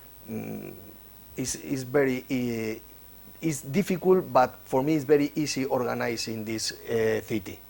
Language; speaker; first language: English; non-native, learner; Spanish